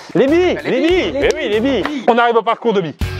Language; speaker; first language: French; native; French